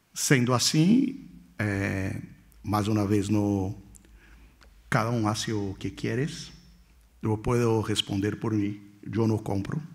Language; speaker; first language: Spanish; non-native, fluent; Portuguese